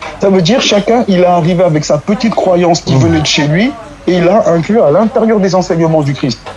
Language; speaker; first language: French; non-native, local second language; Wolof